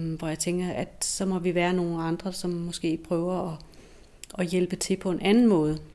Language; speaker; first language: Danish; native; Danish